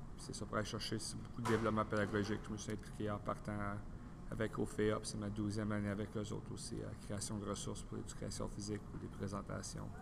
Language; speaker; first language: French; native; French